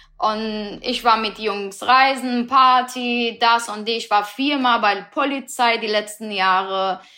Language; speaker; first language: German; non-native, learner; Persian